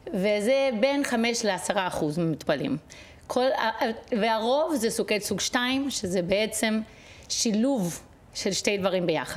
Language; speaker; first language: Hebrew; non-native, fluent; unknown